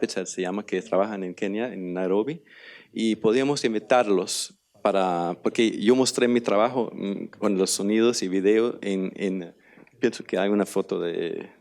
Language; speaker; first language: Spanish; non-native, learner; Danish